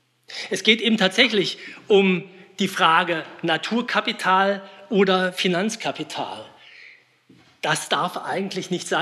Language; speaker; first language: German; native; German